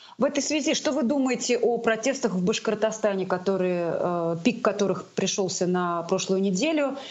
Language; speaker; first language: Russian; non-native, local second language; Tatar